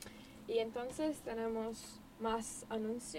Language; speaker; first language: Spanish; non-native, learner; English